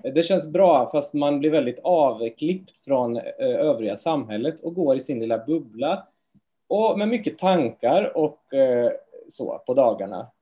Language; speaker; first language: Swedish; native; Swedish